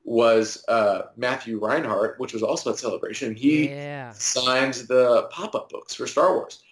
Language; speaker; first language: English; native; English